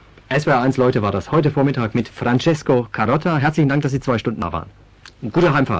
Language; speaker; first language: German; native; German